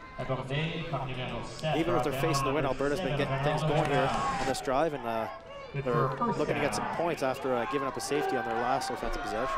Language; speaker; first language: English; early bilingual, other home language; French